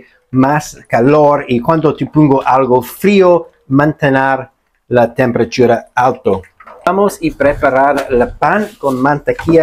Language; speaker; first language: Spanish; non-native, learner; English